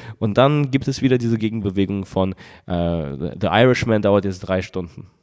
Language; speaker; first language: German; early bilingual, other home language; Russian